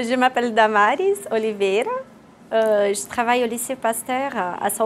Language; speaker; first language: French; non-native, fluent; Portuguese